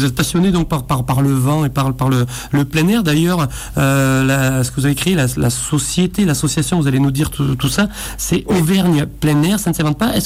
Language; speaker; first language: French; native; French